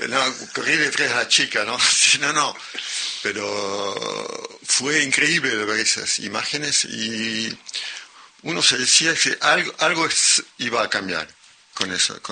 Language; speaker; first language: Spanish; non-native, local second language; French